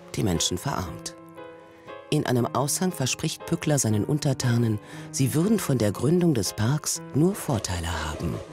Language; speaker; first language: German; native; German